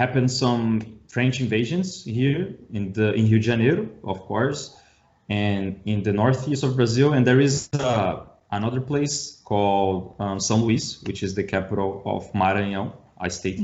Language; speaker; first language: English; non-native, learner; Portuguese